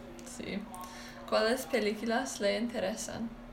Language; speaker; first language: Spanish; non-native, learner; English